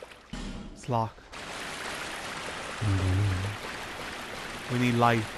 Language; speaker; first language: English; native; English